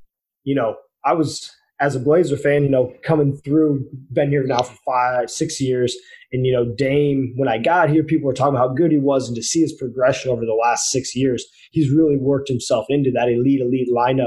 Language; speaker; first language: English; native; English